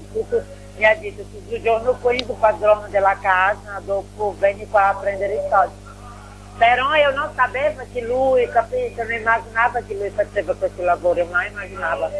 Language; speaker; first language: Italian; non-native, learner; Portuguese